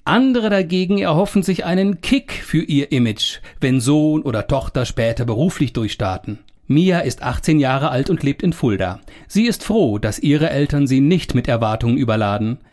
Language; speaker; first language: German; native; German